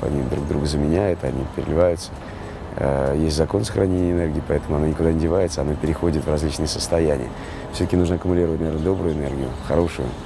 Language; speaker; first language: Russian; native; Russian